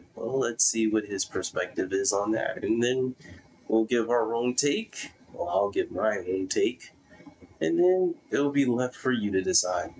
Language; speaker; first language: English; native; English